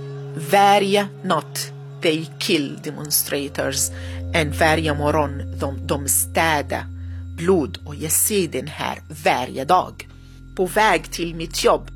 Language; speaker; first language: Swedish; non-native, learner; Arabic